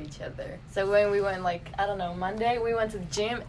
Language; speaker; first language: English; non-native, fluent; Czech